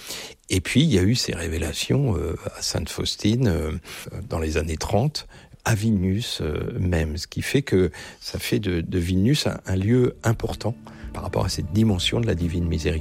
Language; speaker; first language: French; native; French